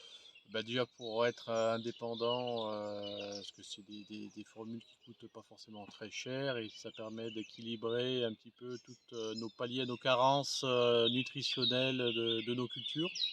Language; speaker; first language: French; native; French